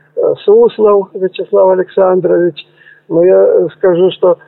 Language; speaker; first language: Russian; native; Russian